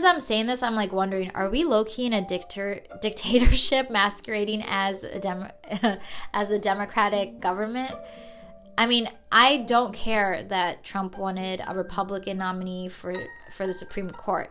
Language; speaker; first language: English; native; English